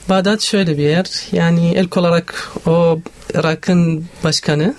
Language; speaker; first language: Turkish; non-native, local second language; Arabic